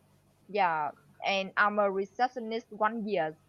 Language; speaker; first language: English; non-native, learner; Vietnamese